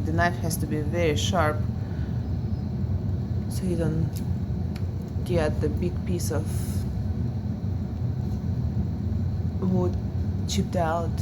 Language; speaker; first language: English; non-native, fluent; Russian